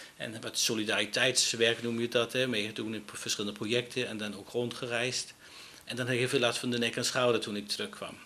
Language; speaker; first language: Dutch; non-native, fluent; Danish